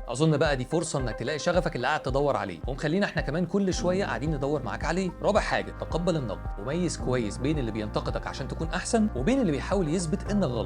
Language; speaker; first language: Arabic; native; Arabic